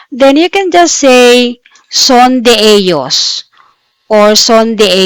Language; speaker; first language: Spanish; non-native, fluent; Filipino